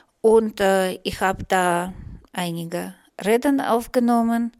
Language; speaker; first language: German; non-native, fluent; Russian